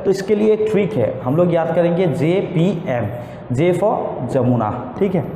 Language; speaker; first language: Hindi; non-native, local second language; Assamese